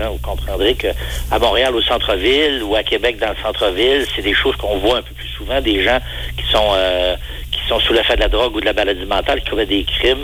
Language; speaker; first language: French; native; French